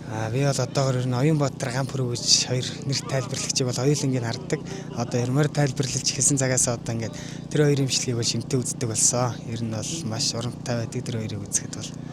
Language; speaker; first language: Mongolian; native; Mongolian